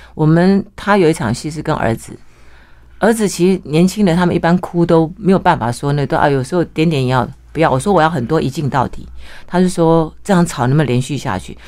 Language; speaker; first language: Chinese; native; Chinese